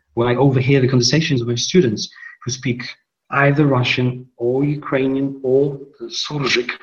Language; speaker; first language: English; non-native, fluent; Polish